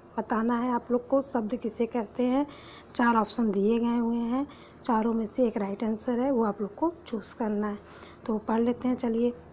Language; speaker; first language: Hindi; native; Hindi